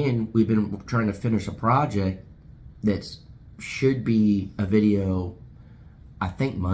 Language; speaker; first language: English; native; English